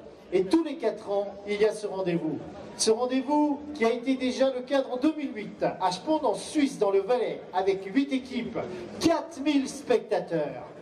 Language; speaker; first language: French; native; French